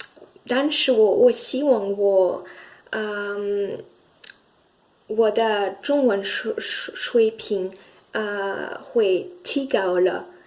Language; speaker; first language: Chinese; non-native, learner; French